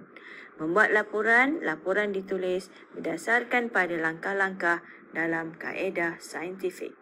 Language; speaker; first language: Malay; native; Malay